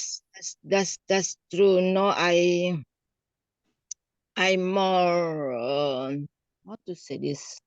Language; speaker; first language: English; non-native, learner; Indonesian